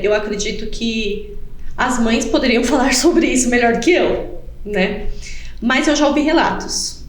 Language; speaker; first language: Portuguese; native; Portuguese